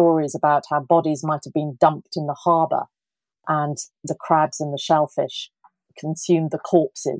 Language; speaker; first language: English; native; English